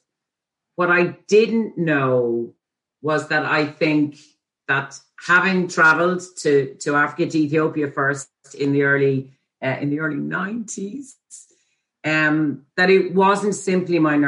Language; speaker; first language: English; native; English